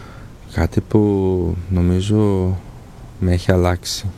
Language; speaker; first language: Greek; non-native, learner; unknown